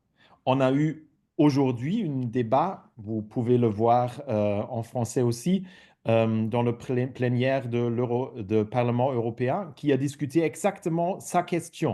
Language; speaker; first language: French; non-native, fluent; German